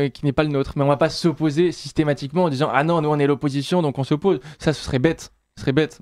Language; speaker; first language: French; native; French